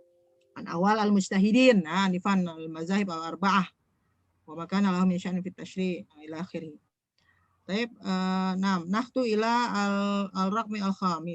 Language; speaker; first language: Arabic; non-native, fluent; Indonesian